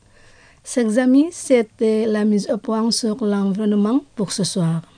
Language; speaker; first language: French; non-native, fluent; Indonesian